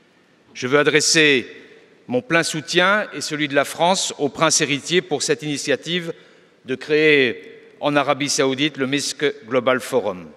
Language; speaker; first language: French; native; French